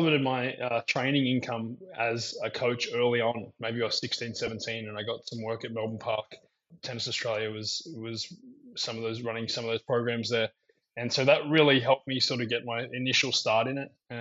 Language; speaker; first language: English; native; English